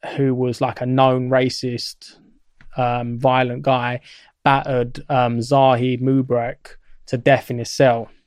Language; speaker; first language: English; native; English